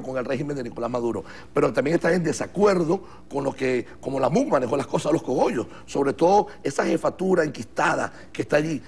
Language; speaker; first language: Spanish; native; Spanish